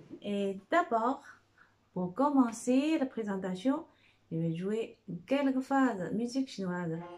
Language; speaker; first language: French; non-native, fluent; Chinese